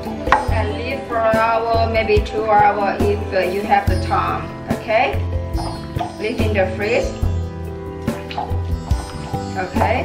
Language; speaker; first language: English; non-native, learner; Thai